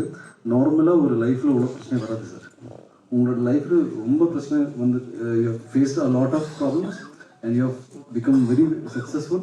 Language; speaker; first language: Tamil; non-native, fluent; Malayalam